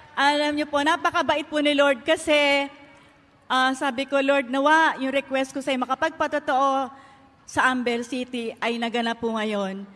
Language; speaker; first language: Filipino; native; Filipino